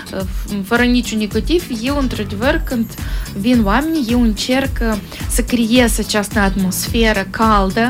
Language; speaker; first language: Romanian; non-native, local second language; Russian